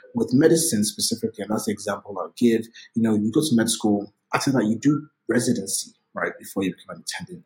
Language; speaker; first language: English; non-native, local second language; Yoruba